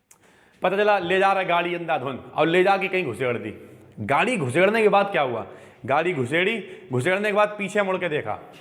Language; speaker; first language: Hindi; native; Hindi